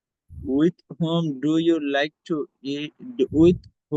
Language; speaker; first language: English; non-native, learner; Bangla